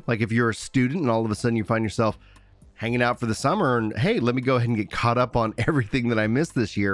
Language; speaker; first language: English; native; English